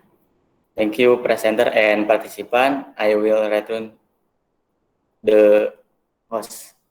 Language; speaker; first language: English; non-native, learner; Indonesian